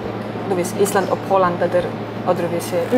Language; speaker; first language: Icelandic; non-native, learner; Polish